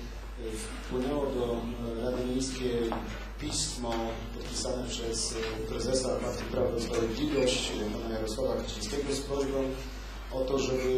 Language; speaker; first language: Polish; native; Polish